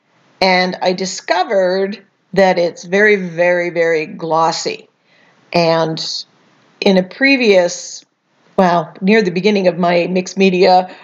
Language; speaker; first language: English; native; English